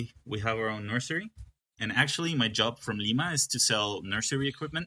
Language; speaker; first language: English; non-native, fluent; Spanish